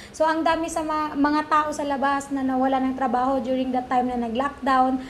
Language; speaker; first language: Filipino; non-native, local second language; Cebuano